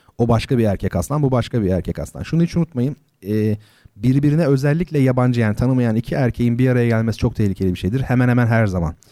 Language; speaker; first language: Turkish; native; Turkish